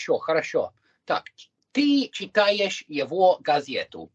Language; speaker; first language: Russian; non-native, fluent; English